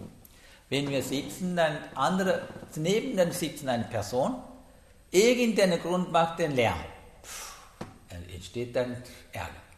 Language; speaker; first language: German; non-native, learner; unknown